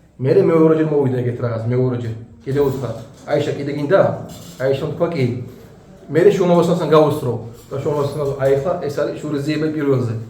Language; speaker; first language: Georgian; non-native, local second language; Azerbaijani